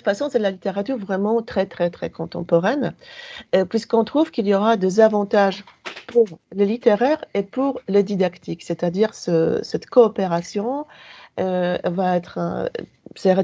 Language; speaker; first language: French; non-native, fluent; Polish